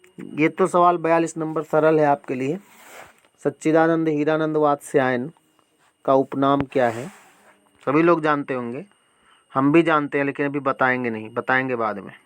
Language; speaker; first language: Hindi; native; Hindi